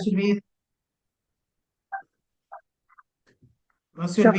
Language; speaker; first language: Spanish; native; Spanish